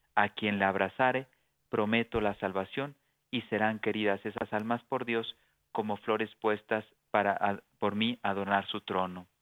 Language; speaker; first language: Spanish; native; Spanish